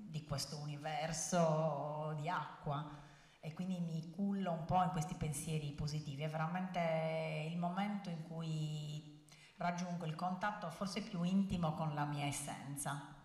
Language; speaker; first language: Italian; native; Italian